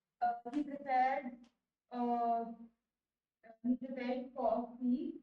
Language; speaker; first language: English; non-native, fluent; Hindi